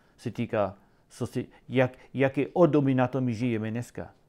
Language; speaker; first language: Czech; non-native, learner; English